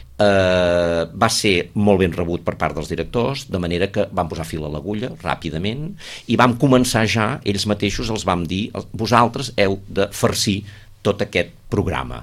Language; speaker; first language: Catalan; native; Catalan